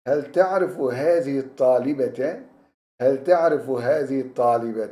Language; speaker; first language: Arabic; non-native, fluent; Turkish